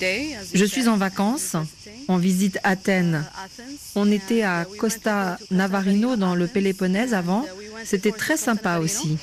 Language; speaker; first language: French; non-native, fluent; Arabic